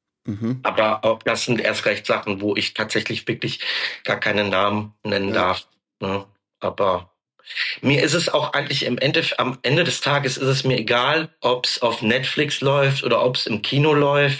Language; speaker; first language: German; native; German